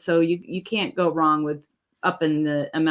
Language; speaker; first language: English; native; English